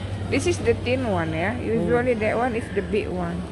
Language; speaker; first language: English; non-native, learner; Indonesian